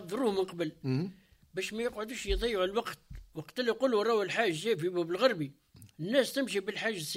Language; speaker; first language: Arabic; native; Arabic